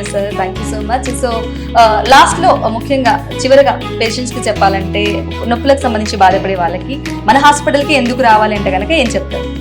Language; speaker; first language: Telugu; native; Telugu